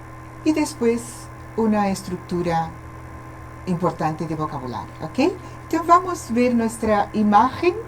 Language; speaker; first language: Spanish; non-native, fluent; Portuguese